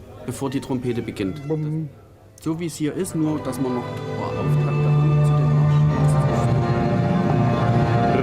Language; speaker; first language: German; native; German